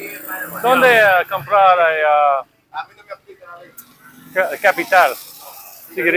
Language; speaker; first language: Spanish; non-native, learner; English